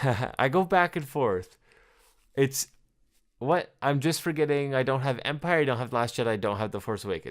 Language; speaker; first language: English; native; English